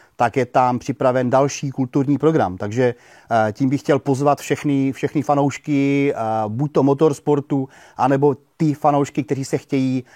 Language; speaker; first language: Czech; native; Czech